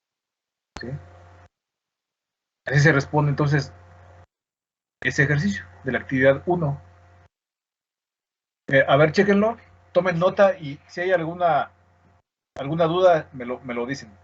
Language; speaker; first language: Spanish; native; Spanish